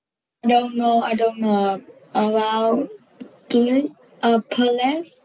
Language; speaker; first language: English; non-native, learner; Vietnamese